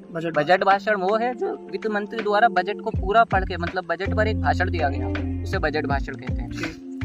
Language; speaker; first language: Hindi; native; Hindi